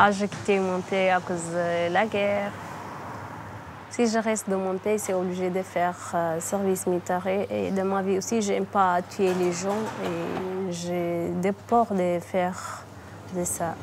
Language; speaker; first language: French; non-native, learner; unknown